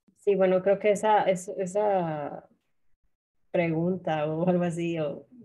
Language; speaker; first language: Spanish; native; Spanish